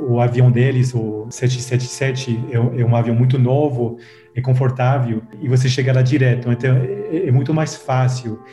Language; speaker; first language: Portuguese; non-native, fluent; French